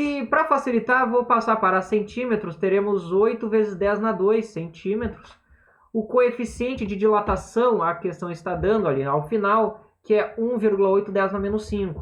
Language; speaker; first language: Portuguese; native; Portuguese